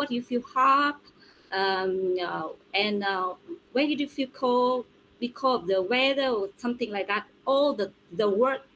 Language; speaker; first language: English; non-native, fluent; Vietnamese